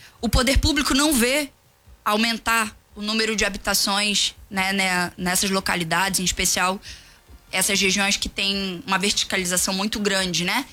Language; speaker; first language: Portuguese; native; Portuguese